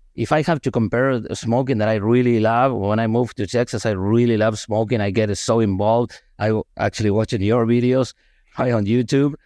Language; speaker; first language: English; non-native, fluent; Spanish